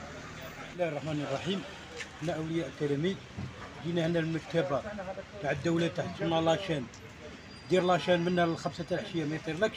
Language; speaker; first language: Arabic; native; Arabic